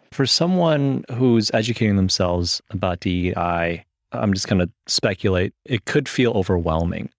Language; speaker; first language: English; early bilingual, other home language; Chinese